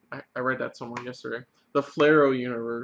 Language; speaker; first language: English; native; English